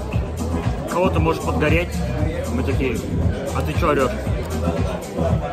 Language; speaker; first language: Russian; native; Russian